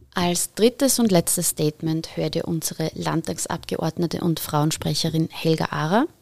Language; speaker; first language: German; native; German